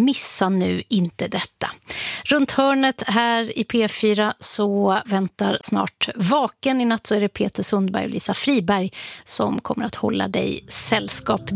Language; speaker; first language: Swedish; native; Swedish